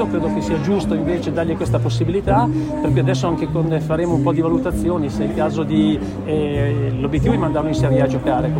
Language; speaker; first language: Italian; native; Italian